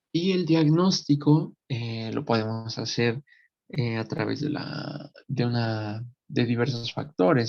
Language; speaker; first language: Spanish; native; Spanish